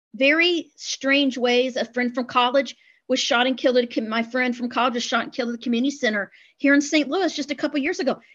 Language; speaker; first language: English; native; English